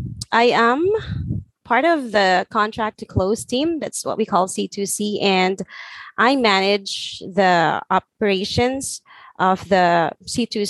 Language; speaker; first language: English; non-native, local second language; Filipino